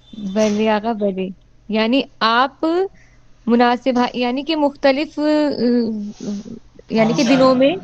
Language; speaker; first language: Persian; non-native, learner; Urdu